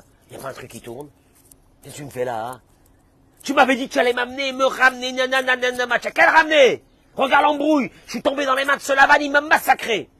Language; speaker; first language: French; native; French